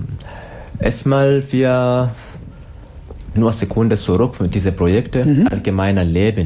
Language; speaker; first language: German; non-native, learner; Swahili